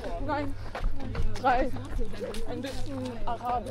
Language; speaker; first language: German; non-native, fluent; French